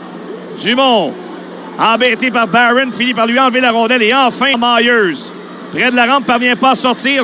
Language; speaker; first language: French; native; French